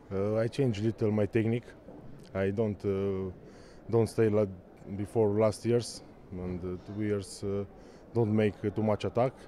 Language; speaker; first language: English; non-native, learner; Romanian